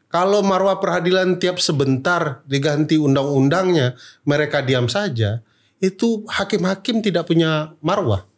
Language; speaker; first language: Indonesian; non-native, local second language; Minangkabau